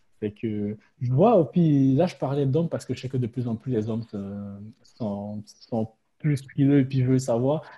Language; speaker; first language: French; native; French